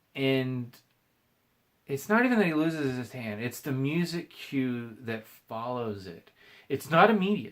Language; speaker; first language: English; native; English